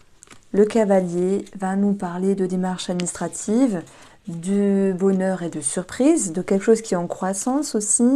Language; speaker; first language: French; native; French